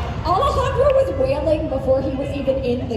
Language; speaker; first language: English; native; English